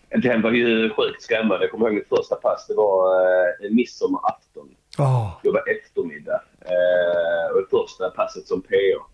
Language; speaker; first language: Swedish; native; Swedish